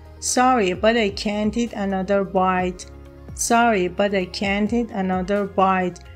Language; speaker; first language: English; non-native, fluent; Persian